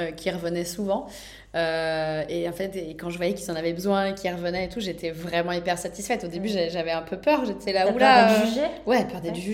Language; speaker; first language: French; native; French